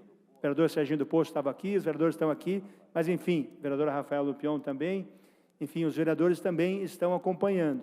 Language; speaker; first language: Portuguese; native; Portuguese